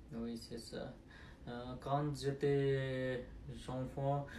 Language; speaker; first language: French; non-native, learner; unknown